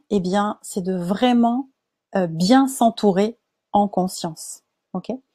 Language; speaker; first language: French; native; French